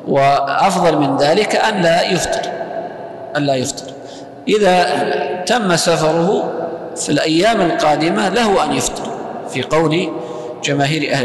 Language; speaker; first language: Arabic; native; Arabic